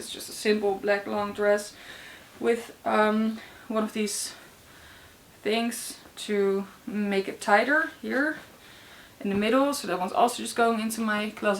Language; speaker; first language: English; non-native, fluent; Dutch